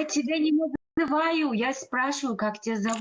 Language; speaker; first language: Russian; non-native, learner; Uzbek